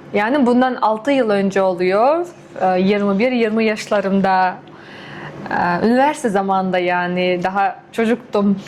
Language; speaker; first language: Turkish; non-native, fluent; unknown